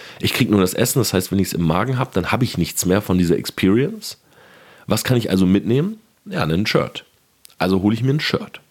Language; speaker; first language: German; native; German